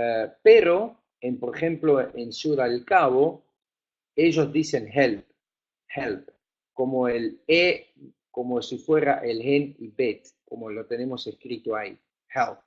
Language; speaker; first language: Spanish; non-native, fluent; Afrikaans